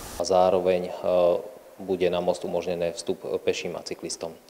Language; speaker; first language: Slovak; native; Slovak